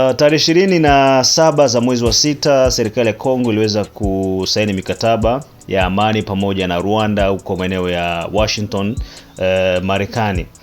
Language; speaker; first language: Swahili; native; Swahili